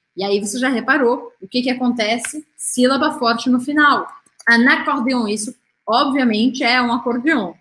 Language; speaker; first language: Portuguese; native; Portuguese